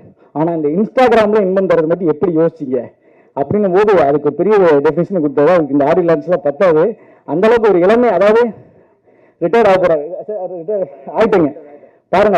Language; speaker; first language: Tamil; native; Tamil